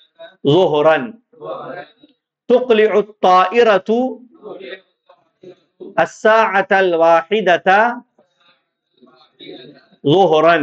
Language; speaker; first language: Arabic; non-native, fluent; Urdu